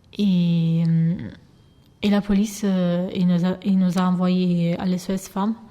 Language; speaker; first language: French; early bilingual, other home language; Albanian